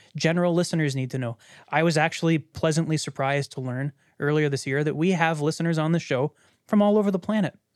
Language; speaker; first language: English; native; English